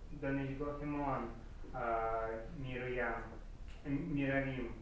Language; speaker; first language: Persian; non-native, learner; Russian